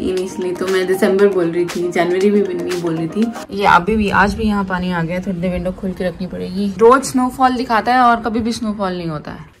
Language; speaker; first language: Hindi; native; Hindi